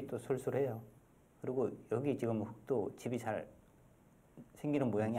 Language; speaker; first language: Korean; native; Korean